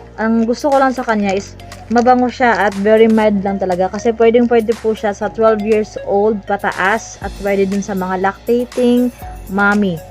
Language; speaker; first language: Filipino; non-native, local second language; Cebuano